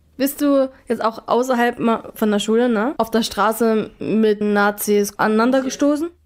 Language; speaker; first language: German; native; German